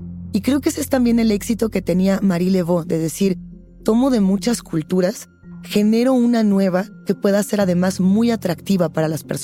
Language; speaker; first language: Spanish; native; Spanish